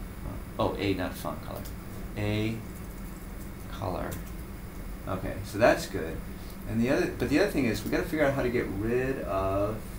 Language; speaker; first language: English; native; English